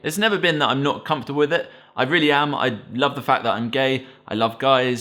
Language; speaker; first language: English; native; English